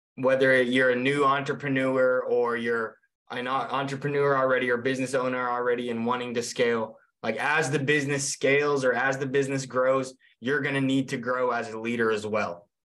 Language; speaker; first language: English; native; English